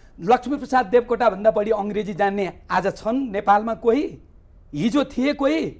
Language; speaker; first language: Nepali; native; Nepali